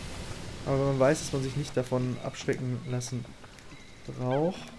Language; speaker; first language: German; native; German